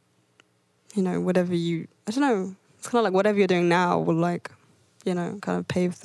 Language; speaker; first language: English; native; English